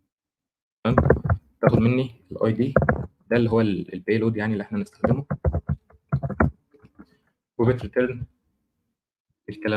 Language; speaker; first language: Arabic; native; Arabic